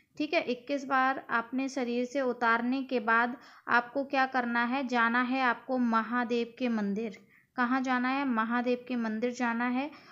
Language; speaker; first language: Hindi; native; Hindi